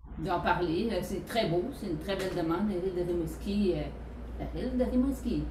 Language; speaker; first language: French; native; French